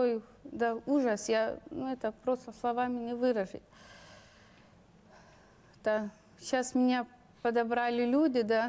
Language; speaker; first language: Russian; non-native, local second language; Lithuanian